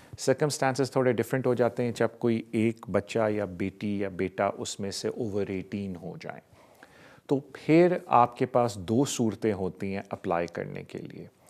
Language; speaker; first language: Urdu; native; Urdu